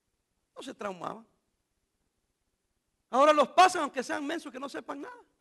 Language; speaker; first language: Spanish; native; Spanish